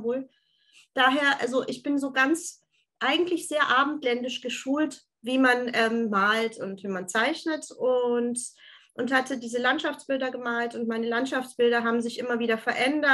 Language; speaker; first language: German; early bilingual, other home language; Turkish